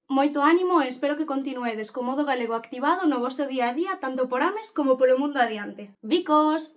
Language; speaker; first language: Galician; early bilingual, other home language; Spanish